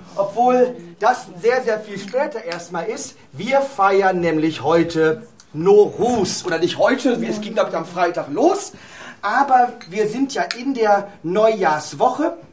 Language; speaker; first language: German; native; German